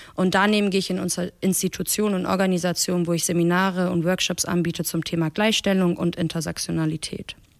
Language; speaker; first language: German; early bilingual, other home language; Persian